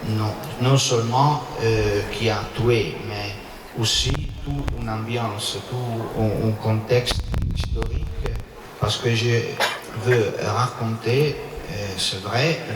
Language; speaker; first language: French; non-native, learner; Italian